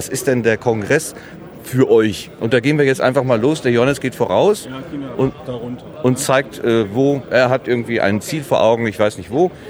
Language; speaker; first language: German; native; German